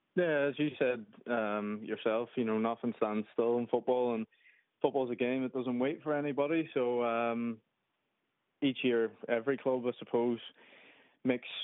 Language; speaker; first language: English; native; English